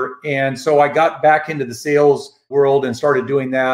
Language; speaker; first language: English; native; English